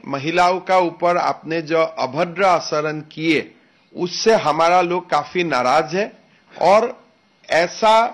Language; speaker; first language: Hindi; non-native, local second language; Assamese